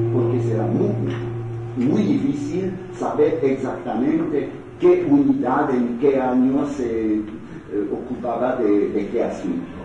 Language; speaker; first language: Spanish; non-native, fluent; French